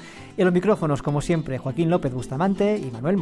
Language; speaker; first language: Spanish; native; Spanish